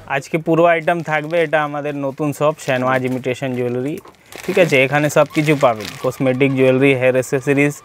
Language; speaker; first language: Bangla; non-native, local second language; Hindi